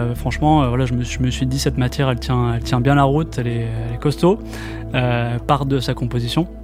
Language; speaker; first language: French; native; French